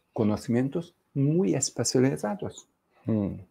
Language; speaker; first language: Spanish; non-native, fluent; Hungarian